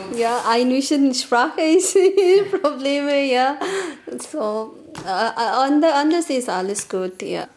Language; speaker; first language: German; non-native, learner; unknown